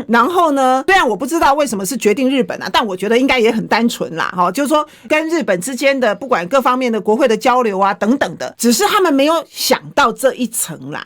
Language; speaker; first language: Chinese; native; Chinese